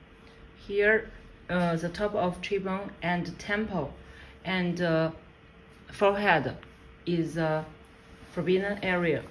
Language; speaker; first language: English; non-native, learner; Chinese